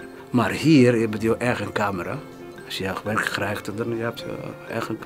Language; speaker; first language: Dutch; non-native, learner; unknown